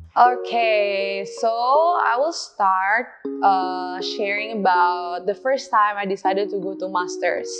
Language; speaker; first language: English; non-native, fluent; Indonesian